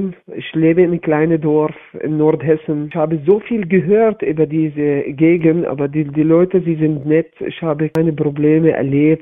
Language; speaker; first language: German; non-native, learner; Arabic